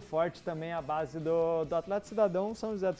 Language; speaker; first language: Portuguese; native; Portuguese